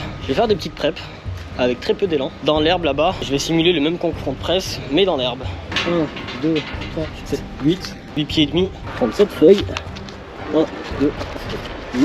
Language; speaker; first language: French; native; French